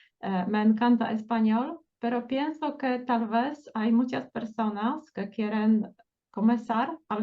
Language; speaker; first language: Spanish; non-native, fluent; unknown